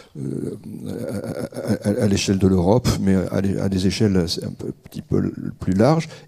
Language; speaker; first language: French; native; French